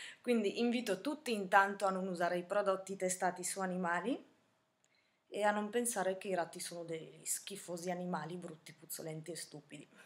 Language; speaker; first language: Italian; non-native, fluent; Slovak